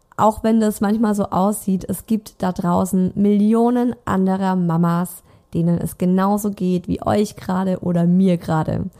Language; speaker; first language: German; native; German